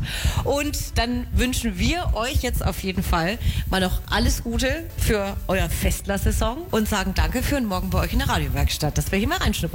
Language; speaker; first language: German; native; German